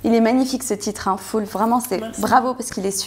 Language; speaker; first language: French; native; French